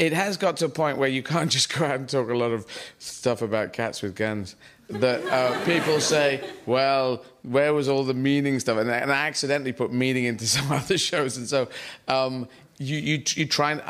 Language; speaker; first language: English; native; English